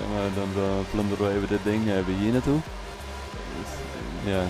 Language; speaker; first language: Dutch; native; Dutch